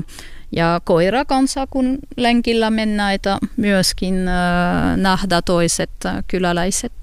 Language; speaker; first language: Finnish; non-native, learner; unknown